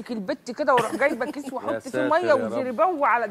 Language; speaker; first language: Arabic; native; Arabic